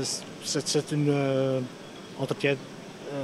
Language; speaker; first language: French; non-native, local second language; Dutch